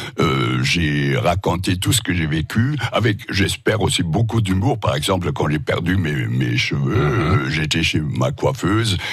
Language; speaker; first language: French; non-native, fluent; German